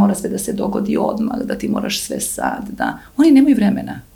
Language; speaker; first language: Serbian; native; Serbian